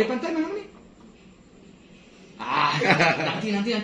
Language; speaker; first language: Indonesian; non-native, fluent; English